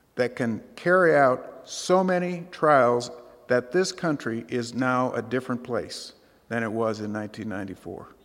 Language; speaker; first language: English; native; English